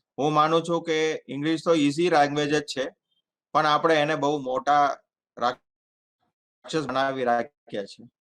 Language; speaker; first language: Gujarati; non-native, fluent; Tamil